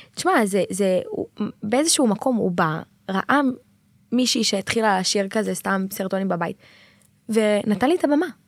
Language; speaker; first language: Hebrew; native; Hebrew